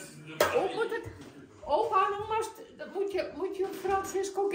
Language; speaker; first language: Dutch; native; Dutch